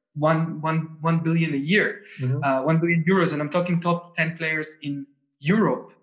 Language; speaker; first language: English; non-native, fluent; Russian